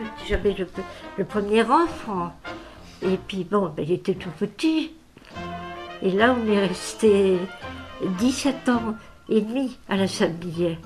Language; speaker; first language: French; native; French